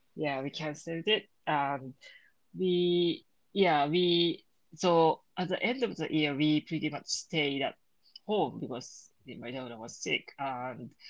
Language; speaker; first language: English; non-native, learner; Japanese